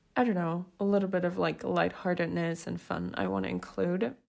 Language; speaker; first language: English; non-native, fluent; Swiss German